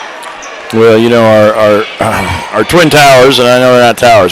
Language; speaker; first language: English; native; English